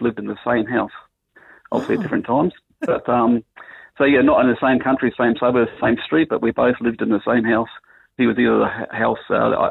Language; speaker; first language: English; native; English